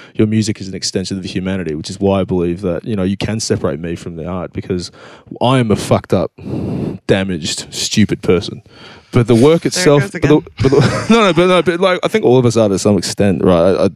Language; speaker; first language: English; native; English